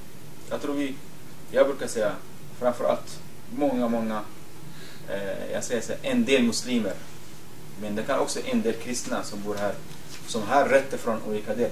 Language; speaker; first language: Swedish; non-native, fluent; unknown